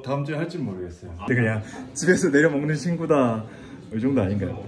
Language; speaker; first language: Korean; native; Korean